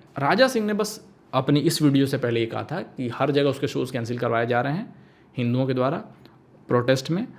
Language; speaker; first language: Hindi; native; Hindi